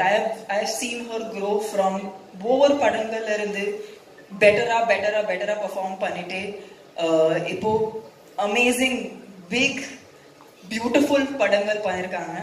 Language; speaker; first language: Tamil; non-native, local second language; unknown